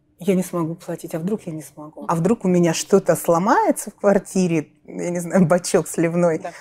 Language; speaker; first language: Russian; native; Russian